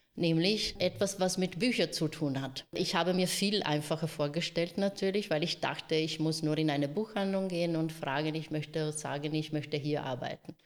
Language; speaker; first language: German; non-native, fluent; Italian